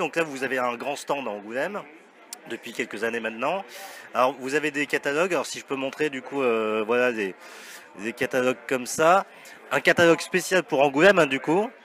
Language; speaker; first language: French; native; French